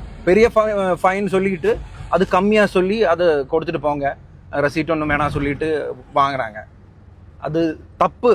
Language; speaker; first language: Tamil; non-native, local second language; Malayalam